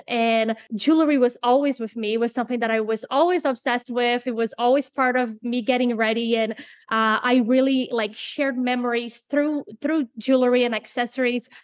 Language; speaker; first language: English; non-native, fluent; Portuguese